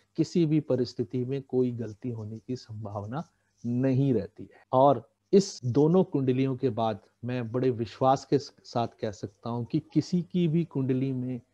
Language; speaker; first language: Hindi; native; Hindi